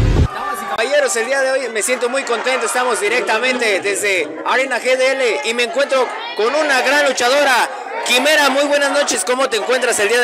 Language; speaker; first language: Spanish; native; Spanish